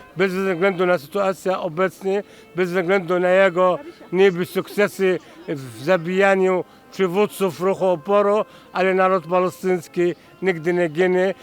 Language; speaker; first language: Polish; non-native, fluent; Arabic